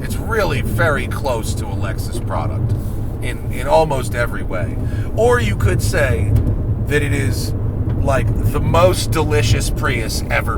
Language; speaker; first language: English; native; English